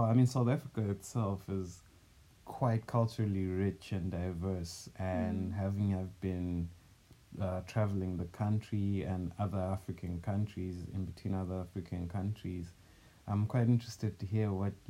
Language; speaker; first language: English; non-native, local second language; North Ndebele